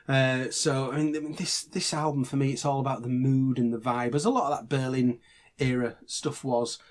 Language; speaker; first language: English; native; English